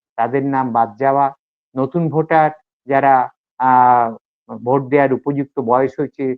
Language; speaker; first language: Bangla; native; Bangla